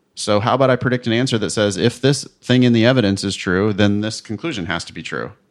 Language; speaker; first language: English; native; English